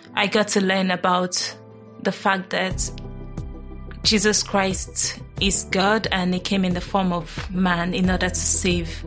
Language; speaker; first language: English; non-native, local second language; Yoruba